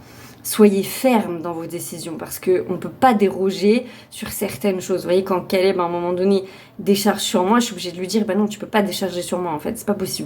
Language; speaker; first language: French; native; French